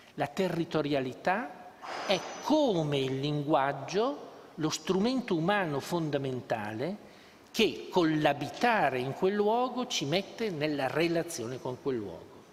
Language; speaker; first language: Italian; native; Italian